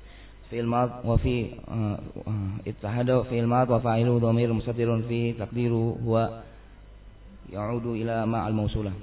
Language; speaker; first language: Arabic; non-native, learner; Indonesian